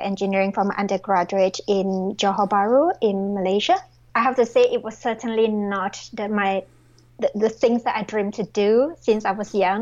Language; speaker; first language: English; non-native, local second language; Chinese